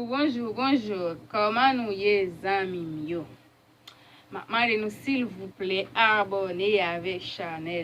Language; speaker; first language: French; non-native, learner; Haitian Creole